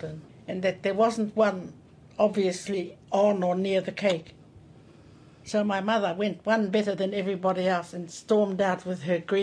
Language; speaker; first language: English; native; English